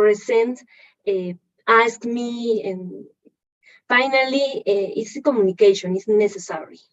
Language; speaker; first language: English; non-native, learner; Spanish